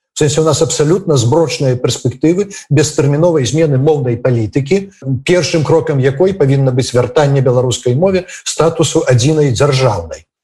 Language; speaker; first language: Belarusian; native; Belarusian